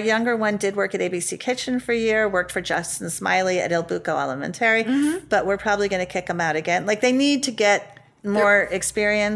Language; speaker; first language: English; native; English